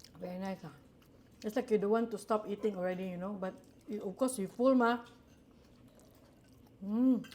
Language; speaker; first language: English; non-native, local second language; Filipino